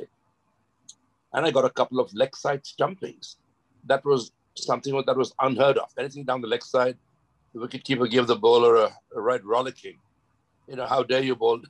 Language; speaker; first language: English; non-native, local second language; Gujarati